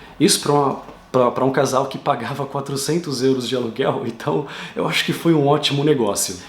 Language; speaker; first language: Portuguese; native; Portuguese